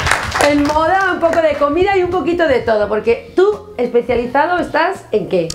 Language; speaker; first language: Spanish; native; Spanish